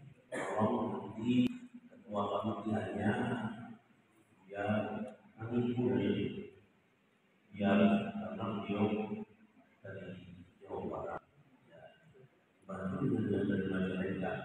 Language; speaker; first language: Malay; non-native, local second language; Javanese